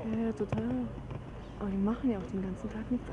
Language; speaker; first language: German; native; German